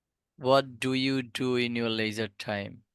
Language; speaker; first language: English; non-native, fluent; Bangla